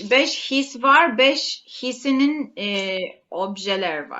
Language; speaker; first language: Turkish; non-native, learner; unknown